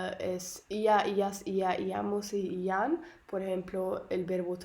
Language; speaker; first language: Spanish; non-native, learner; Arabic